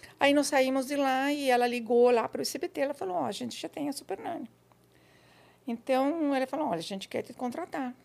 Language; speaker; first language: Portuguese; non-native, fluent; Spanish